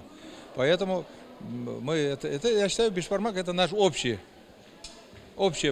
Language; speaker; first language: Russian; non-native, local second language; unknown